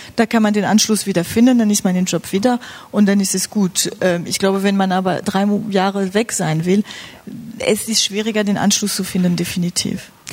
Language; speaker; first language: German; non-native, fluent; French